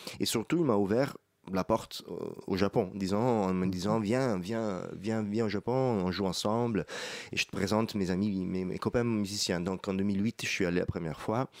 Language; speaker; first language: French; non-native, fluent; Italian